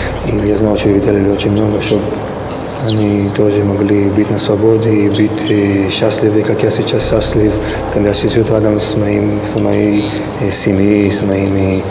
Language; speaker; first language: Russian; early bilingual, heritage; Russian